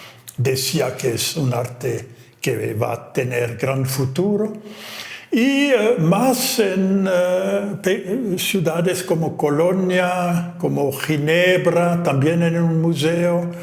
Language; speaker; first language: Spanish; non-native, fluent; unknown